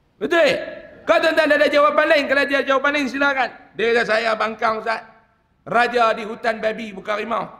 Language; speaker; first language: Malay; native; Malay